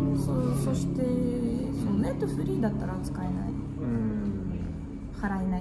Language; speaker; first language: Japanese; non-native, fluent; Russian